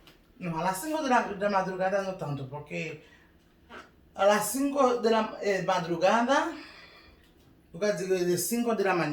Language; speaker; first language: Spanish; non-native, learner; Haitian Creole